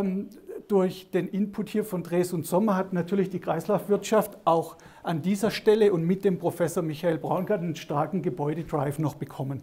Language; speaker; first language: German; native; German